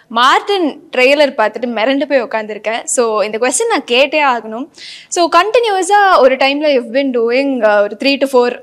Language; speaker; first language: Tamil; native; Tamil